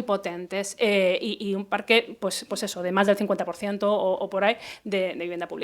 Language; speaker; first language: Spanish; native; Spanish